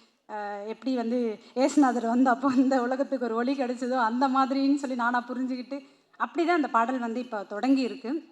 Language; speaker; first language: Tamil; native; Tamil